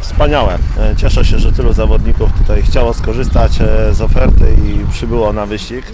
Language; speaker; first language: Polish; native; Polish